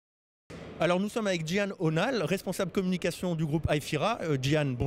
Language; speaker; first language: French; native; French